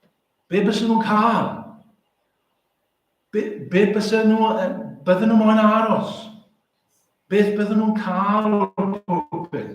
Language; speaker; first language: Welsh; native; Welsh